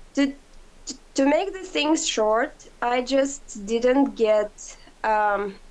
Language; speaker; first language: English; non-native, fluent; Ukrainian